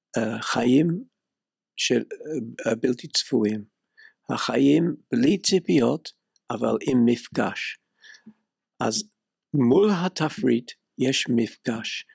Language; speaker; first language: Hebrew; non-native, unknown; English